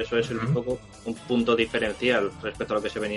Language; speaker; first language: Spanish; native; Spanish